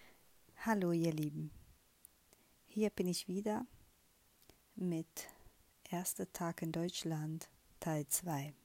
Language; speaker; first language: German; non-native, fluent; Portuguese